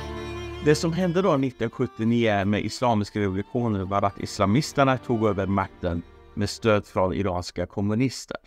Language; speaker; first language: Swedish; non-native, fluent; Persian